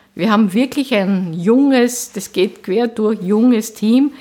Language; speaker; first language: German; native; German